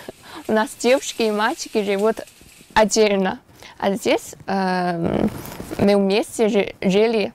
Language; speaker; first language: Russian; non-native, learner; Chinese